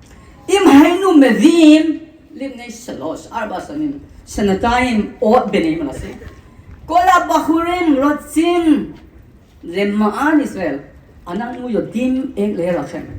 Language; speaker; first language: Hebrew; non-native, fluent; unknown